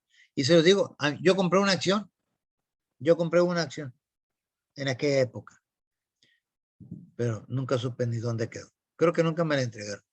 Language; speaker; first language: Spanish; native; Spanish